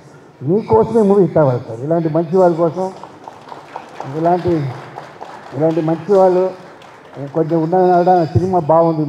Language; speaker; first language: Telugu; non-native, learner; Tamil